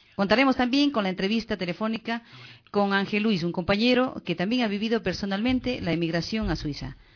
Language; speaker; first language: Spanish; native; Spanish